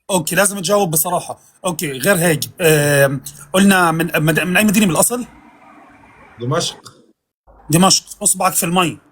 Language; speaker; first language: Arabic; native; Arabic